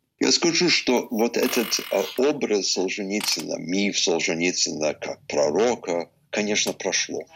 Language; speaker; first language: Russian; early bilingual, heritage; English